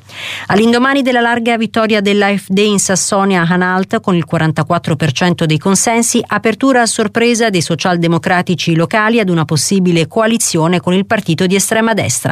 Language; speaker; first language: Italian; native; Italian